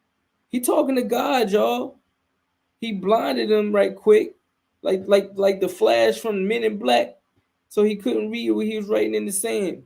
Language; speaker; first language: English; native; English